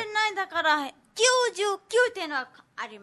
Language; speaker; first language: Japanese; non-native, learner; Nepali